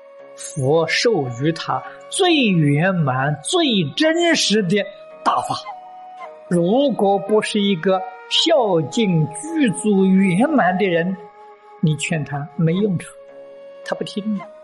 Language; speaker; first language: Chinese; native; Chinese